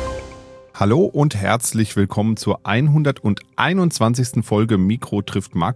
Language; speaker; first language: German; native; German